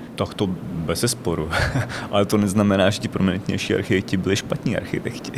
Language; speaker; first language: Czech; native; Czech